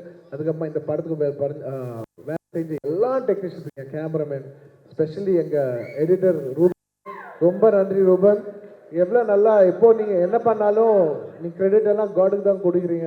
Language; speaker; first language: Tamil; non-native, local second language; Telugu